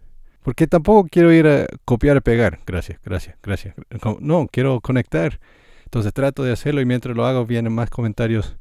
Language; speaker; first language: Spanish; non-native, fluent; English